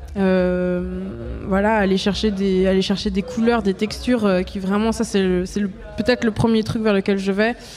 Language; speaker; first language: French; native; French